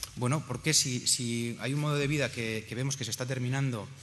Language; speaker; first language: Spanish; native; Spanish